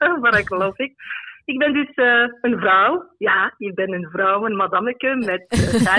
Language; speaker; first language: Dutch; non-native, local second language; French